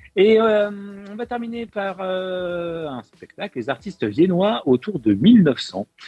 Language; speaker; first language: French; native; French